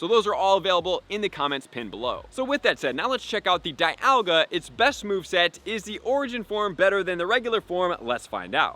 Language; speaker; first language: English; native; English